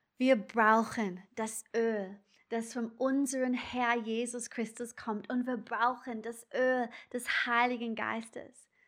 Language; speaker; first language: German; non-native, fluent; English